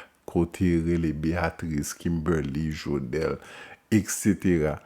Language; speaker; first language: French; non-native, local second language; Haitian Creole